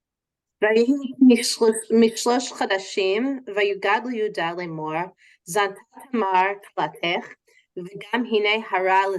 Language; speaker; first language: Hebrew; non-native, learner; English